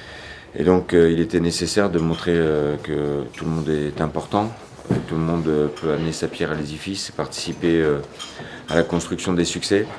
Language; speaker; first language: French; native; French